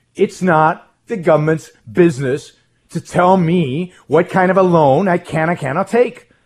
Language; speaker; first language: English; non-native, fluent; Hebrew